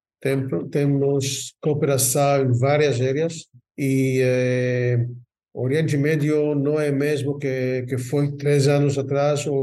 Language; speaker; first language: Portuguese; non-native, fluent; Hebrew